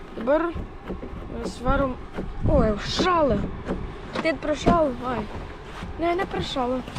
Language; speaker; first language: Lithuanian; native; Lithuanian